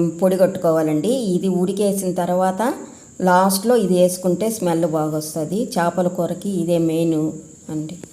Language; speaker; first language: Telugu; native; Telugu